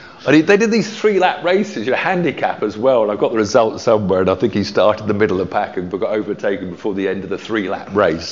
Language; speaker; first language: English; native; English